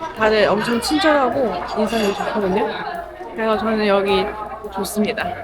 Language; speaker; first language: Korean; non-native, fluent; Chinese